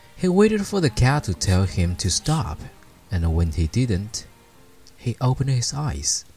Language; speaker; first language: English; non-native, fluent; Chinese